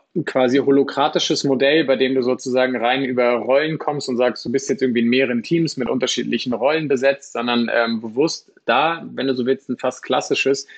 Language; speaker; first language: German; native; German